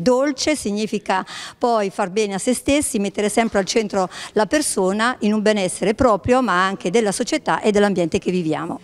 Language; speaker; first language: Italian; native; Italian